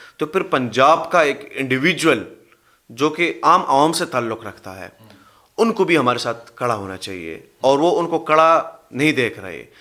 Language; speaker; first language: Urdu; non-native, local second language; Pashto